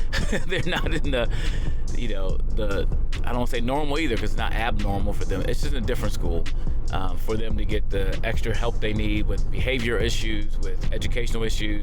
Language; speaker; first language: English; native; English